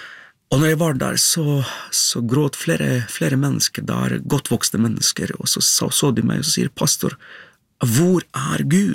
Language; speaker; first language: Norwegian; non-native, fluent; Ukrainian